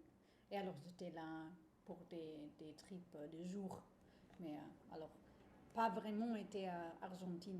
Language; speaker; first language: French; non-native, fluent; German